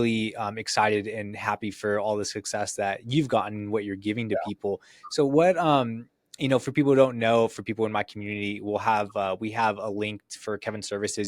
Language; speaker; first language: English; native; English